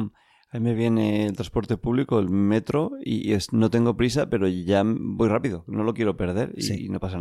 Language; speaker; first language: Spanish; native; Spanish